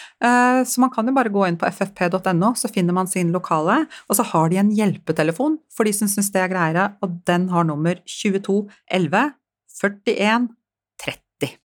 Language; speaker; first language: Norwegian; native; Norwegian